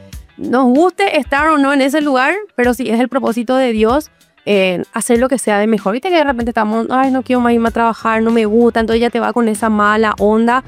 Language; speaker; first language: Spanish; native; Spanish